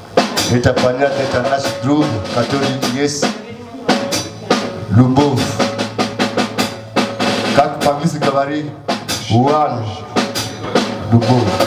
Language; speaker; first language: Russian; non-native, learner; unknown